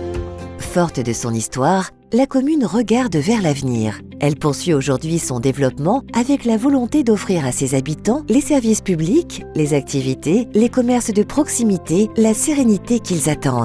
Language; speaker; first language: French; native; French